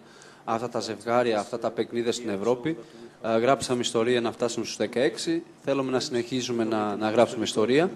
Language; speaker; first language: Greek; non-native, fluent; Portuguese